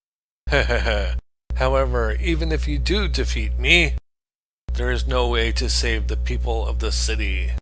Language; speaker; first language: English; native; English